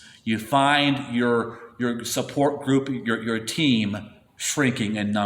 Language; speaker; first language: English; native; English